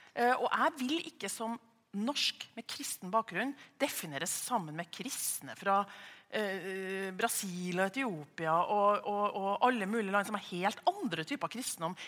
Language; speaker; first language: Norwegian; native; Norwegian